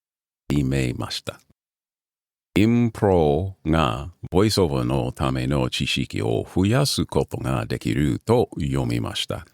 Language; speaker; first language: Japanese; non-native, learner; English